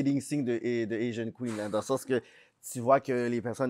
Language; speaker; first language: French; native; French